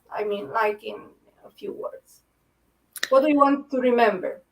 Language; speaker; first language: English; non-native, fluent; Romanian